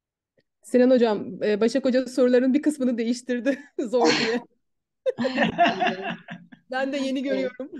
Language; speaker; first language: Turkish; native; Turkish